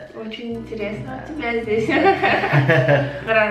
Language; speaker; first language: Russian; non-native, learner; Filipino